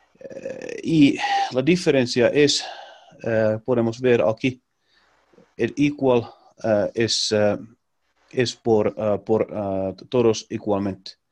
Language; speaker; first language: Spanish; non-native, learner; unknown